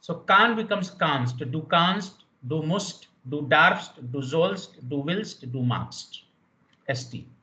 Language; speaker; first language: German; non-native, fluent; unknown